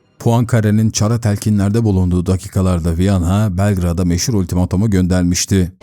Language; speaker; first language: Turkish; native; Turkish